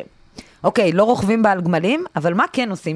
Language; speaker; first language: Hebrew; native; Hebrew